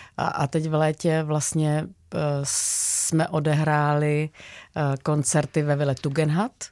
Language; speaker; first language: Czech; native; Czech